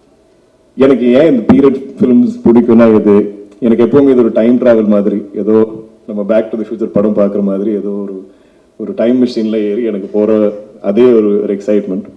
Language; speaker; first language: Tamil; non-native, local second language; Malayalam